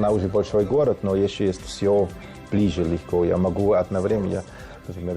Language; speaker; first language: Russian; non-native, fluent; German